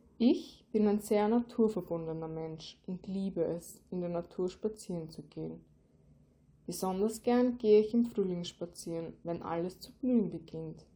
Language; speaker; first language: German; native; German